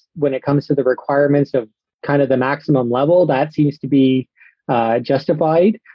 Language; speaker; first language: English; native; English